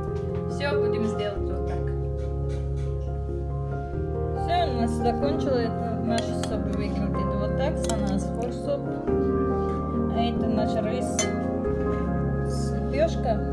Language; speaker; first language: Russian; non-native, local second language; Tajik